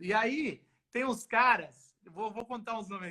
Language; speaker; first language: Portuguese; native; Portuguese